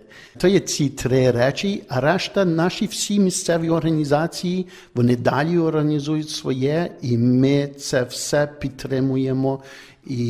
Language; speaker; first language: Ukrainian; early bilingual, heritage; Ukrainian